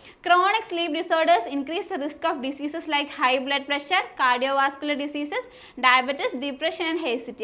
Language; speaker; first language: English; non-native, local second language; Malayalam